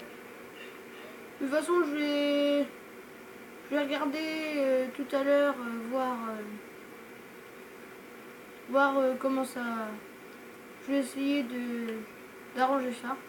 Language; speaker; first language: French; native; French